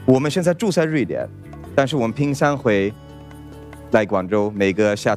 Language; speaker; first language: Chinese; non-native, fluent; Swedish